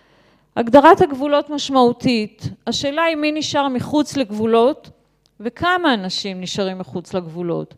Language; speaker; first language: Hebrew; native; Hebrew